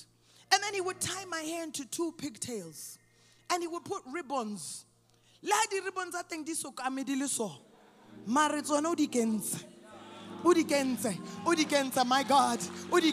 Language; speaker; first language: English; native; English